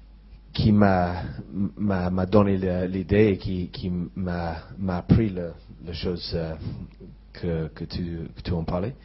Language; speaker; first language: French; non-native, fluent; English